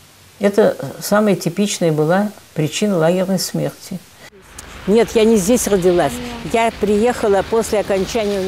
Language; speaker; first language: Russian; native; Russian